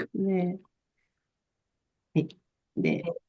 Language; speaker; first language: Korean; native; Korean